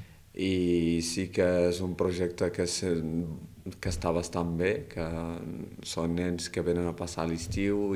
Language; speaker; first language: Catalan; early bilingual, other home language; Arabic